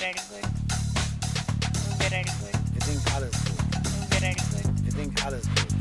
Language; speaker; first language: German; non-native, learner; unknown